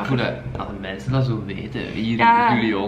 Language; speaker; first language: Dutch; native; Dutch